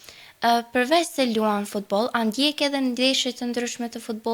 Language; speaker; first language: Albanian; native; Albanian